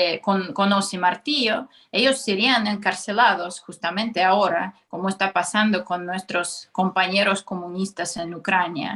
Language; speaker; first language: Spanish; non-native, fluent; Russian